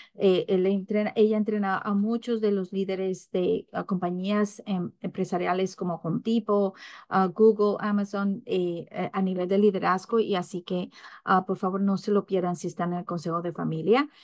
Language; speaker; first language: Spanish; early bilingual, heritage; English